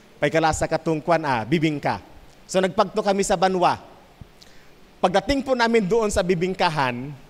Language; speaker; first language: Filipino; non-native, local second language; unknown